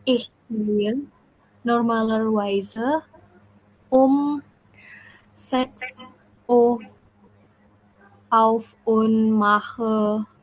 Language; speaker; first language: German; non-native, learner; Indonesian